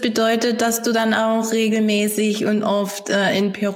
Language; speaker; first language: German; native; German